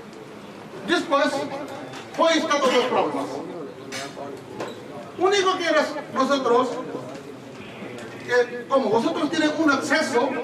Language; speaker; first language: Spanish; non-native, learner; Urdu